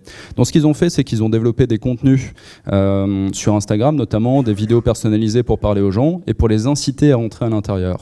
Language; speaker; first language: French; native; French